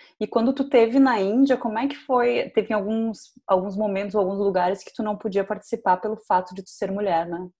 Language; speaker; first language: Portuguese; native; Portuguese